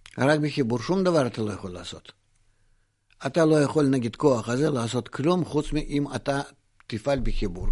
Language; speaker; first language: Hebrew; non-native, fluent; Russian